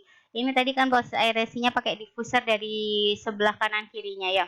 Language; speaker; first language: Indonesian; native; Indonesian